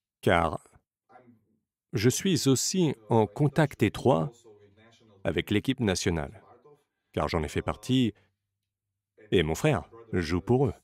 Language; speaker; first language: French; non-native, fluent; Slovenian